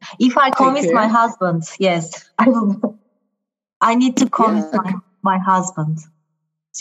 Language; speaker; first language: English; non-native, fluent; Turkish